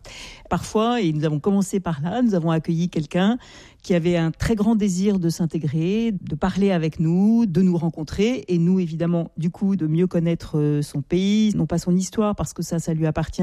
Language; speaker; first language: French; native; French